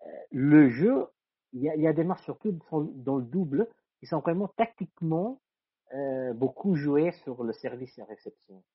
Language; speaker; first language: French; non-native, fluent; Italian